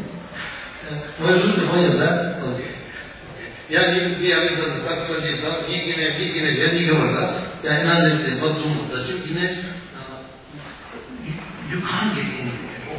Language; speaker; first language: Russian; non-native, learner; Tibetan